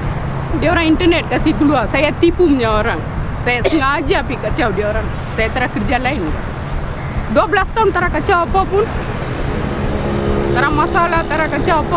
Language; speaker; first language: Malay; non-native, local second language; Tamil